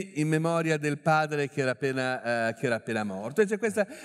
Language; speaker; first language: Italian; native; Italian